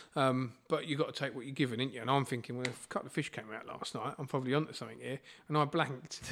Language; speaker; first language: English; native; English